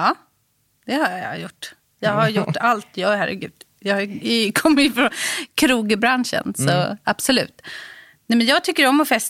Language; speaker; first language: Swedish; native; Swedish